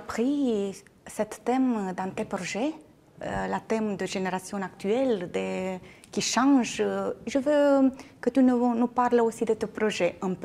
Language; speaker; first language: French; non-native, fluent; Romanian